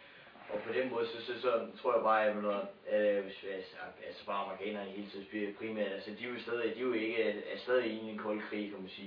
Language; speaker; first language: Danish; native; Danish